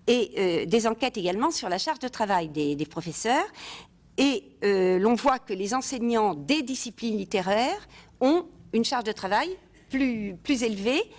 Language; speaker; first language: French; native; French